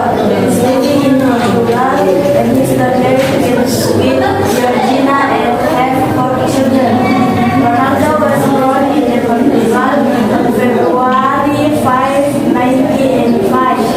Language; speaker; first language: English; non-native, learner; Indonesian